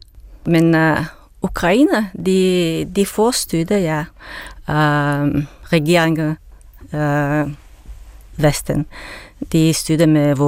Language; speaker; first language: Danish; non-native, fluent; Russian